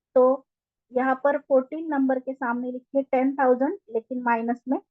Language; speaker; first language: Hindi; non-native, local second language; Marathi